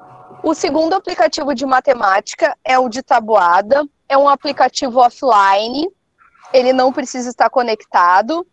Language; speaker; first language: Portuguese; native; Portuguese